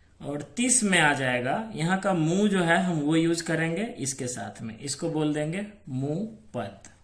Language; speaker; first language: Hindi; native; Hindi